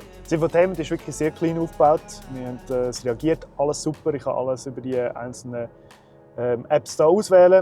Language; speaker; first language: German; native; German